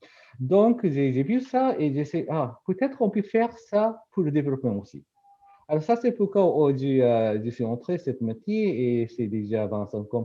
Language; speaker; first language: French; non-native, fluent; Japanese